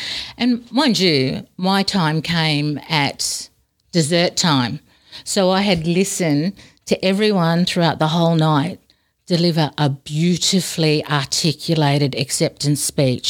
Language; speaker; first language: English; native; English